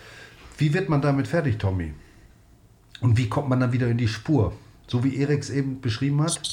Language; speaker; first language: German; native; German